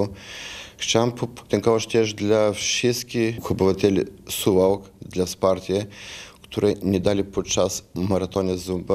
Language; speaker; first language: Polish; non-native, fluent; Bulgarian